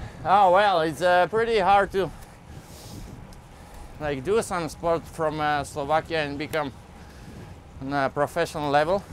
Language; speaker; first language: English; non-native, fluent; Slovak